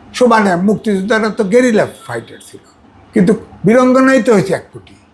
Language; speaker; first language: Bangla; native; Bangla